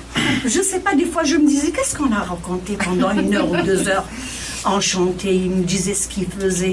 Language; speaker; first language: French; non-native, local second language; Kabyle